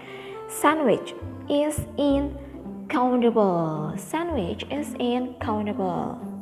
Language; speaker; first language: English; non-native, fluent; Indonesian